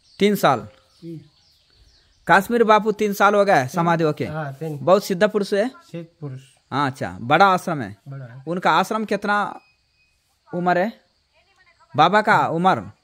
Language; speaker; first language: Hindi; non-native, local second language; Telugu